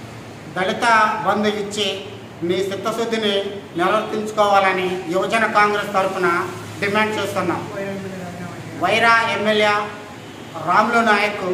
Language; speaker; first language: Telugu; native; Telugu